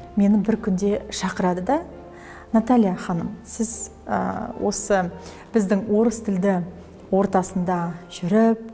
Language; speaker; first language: Kazakh; non-native, local second language; Russian